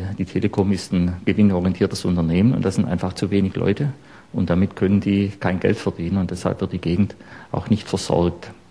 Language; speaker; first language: German; native; German